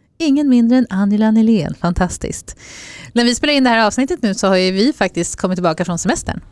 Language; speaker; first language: Swedish; native; Swedish